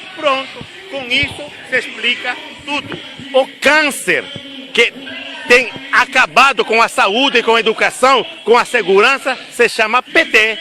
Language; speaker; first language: Portuguese; non-native, fluent; Spanish